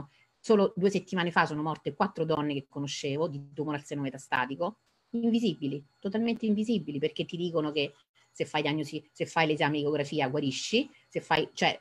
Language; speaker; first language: Italian; native; Italian